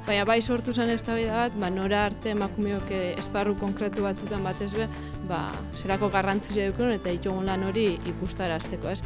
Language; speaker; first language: Basque; native; Basque